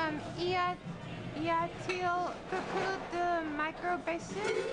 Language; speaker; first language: French; non-native, learner; English